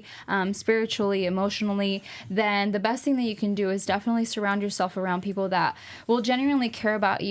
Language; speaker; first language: English; native; English